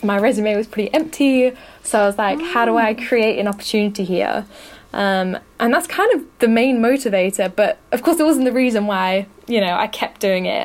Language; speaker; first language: English; native; English